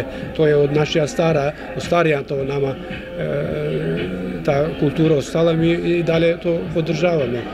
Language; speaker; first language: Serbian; early bilingual, heritage; Croatian